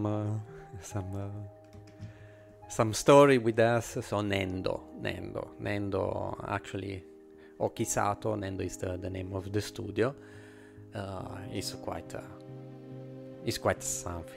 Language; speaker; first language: English; non-native, fluent; Italian